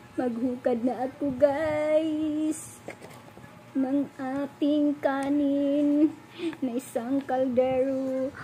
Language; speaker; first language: Filipino; non-native, local second language; Cebuano